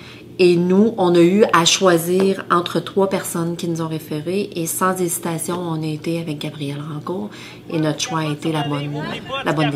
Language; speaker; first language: French; native; French